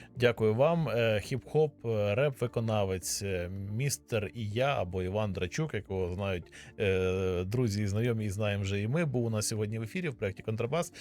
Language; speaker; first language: Ukrainian; native; Ukrainian